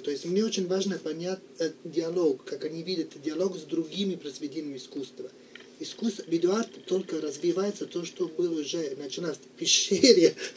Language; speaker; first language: Russian; non-native, fluent; Italian